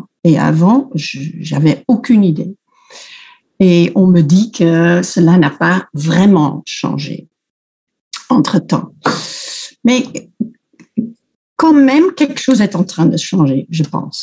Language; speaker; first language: French; non-native, fluent; Dutch